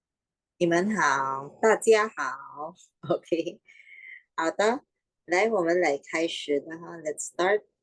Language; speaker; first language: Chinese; non-native, fluent; Filipino